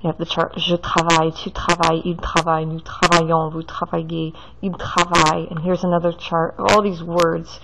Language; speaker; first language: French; non-native, fluent; English